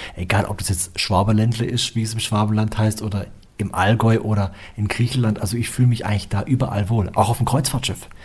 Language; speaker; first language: German; native; German